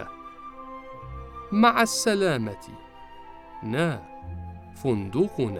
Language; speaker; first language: Arabic; non-native, fluent; Persian